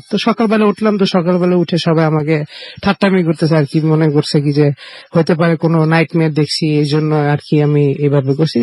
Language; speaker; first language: Bangla; early bilingual, heritage; Bangla